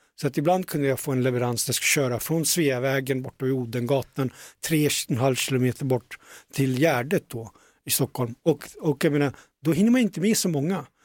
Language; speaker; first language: Swedish; early bilingual, other home language; Punjabi